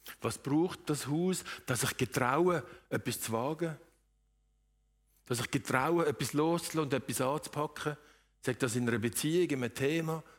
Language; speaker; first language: German; native; German